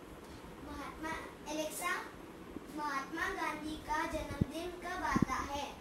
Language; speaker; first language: Hindi; native; Hindi